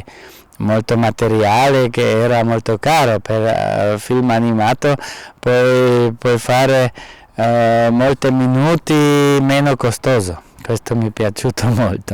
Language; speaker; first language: Italian; non-native, fluent; German